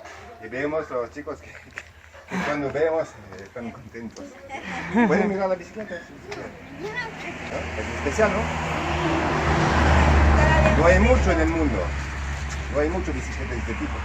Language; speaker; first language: Spanish; non-native, learner; French